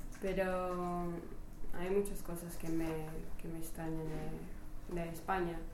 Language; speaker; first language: Spanish; non-native, learner; French